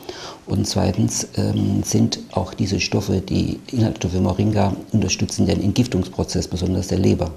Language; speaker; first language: German; native; German